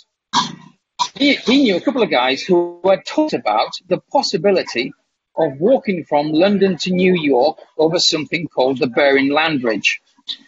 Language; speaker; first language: English; native; English